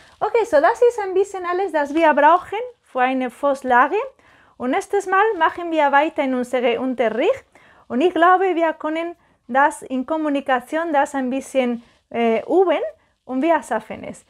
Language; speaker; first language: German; non-native, learner; Spanish